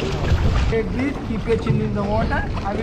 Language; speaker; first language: English; non-native, learner; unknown